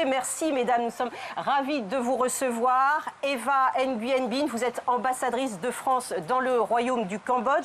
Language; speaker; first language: French; native; French